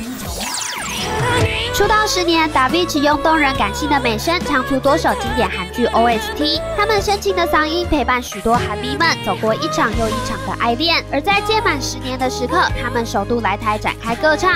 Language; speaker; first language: Chinese; native; Chinese